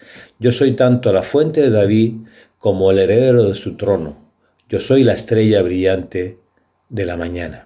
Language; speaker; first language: Spanish; native; Spanish